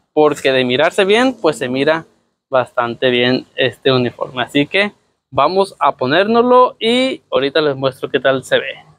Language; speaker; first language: Spanish; native; Spanish